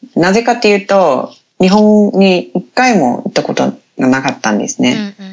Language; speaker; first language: Japanese; non-native, fluent; English